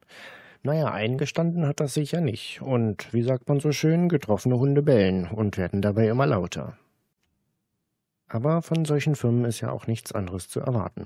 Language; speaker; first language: German; native; German